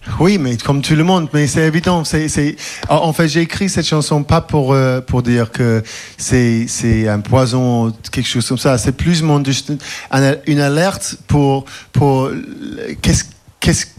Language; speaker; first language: French; non-native, fluent; English